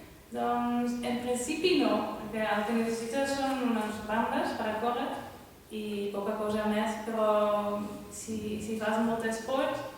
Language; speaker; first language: Catalan; non-native, fluent; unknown